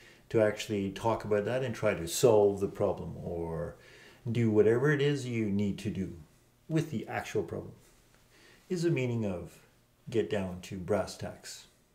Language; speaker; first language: English; native; English